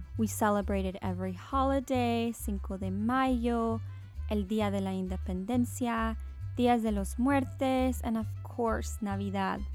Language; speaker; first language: English; early bilingual, other home language; Spanish